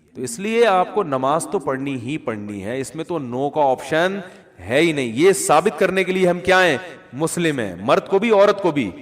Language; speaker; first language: Urdu; native; Urdu